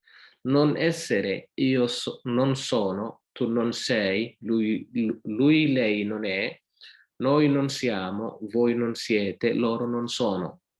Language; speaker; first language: Italian; non-native, fluent; Somali